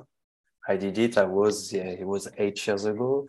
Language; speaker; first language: English; non-native, learner; French